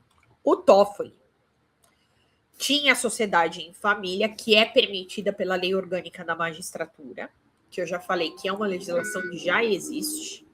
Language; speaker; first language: Portuguese; native; Portuguese